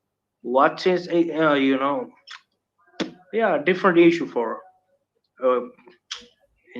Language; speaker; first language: English; non-native, learner; Punjabi